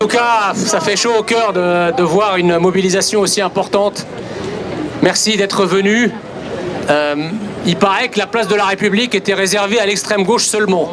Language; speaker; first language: French; early bilingual, other home language; Arabic